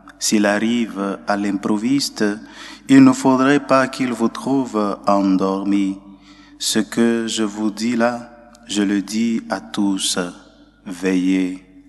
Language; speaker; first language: French; non-native, local second language; Ewe